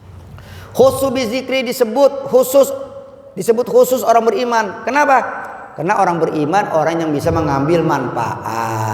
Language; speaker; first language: Malay; native; Malay